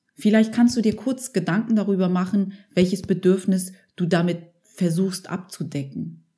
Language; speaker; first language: German; early bilingual, other home language; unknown